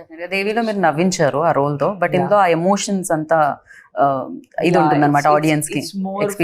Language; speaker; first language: Telugu; native; Telugu